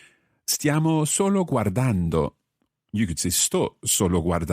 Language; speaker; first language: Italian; non-native, fluent; English